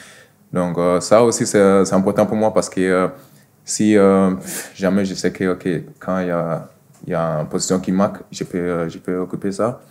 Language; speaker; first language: French; non-native, fluent; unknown